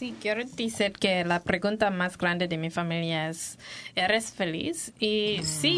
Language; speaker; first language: Spanish; non-native, learner; English